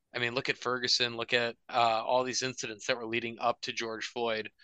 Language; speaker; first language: English; native; English